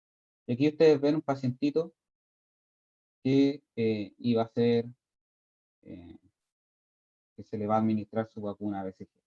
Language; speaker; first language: Spanish; native; Spanish